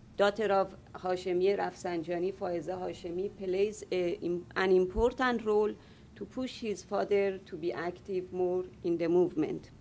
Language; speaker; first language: English; non-native, fluent; Persian